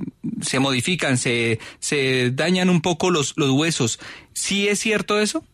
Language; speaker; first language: Spanish; native; Spanish